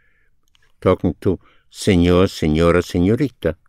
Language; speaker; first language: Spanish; non-native, fluent; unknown